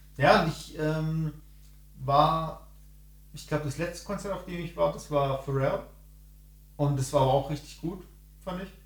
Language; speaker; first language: German; native; German